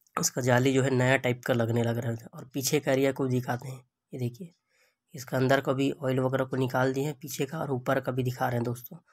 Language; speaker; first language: Hindi; native; Hindi